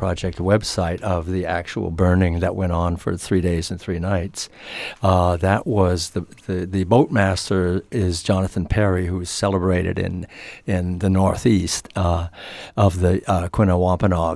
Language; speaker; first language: English; native; English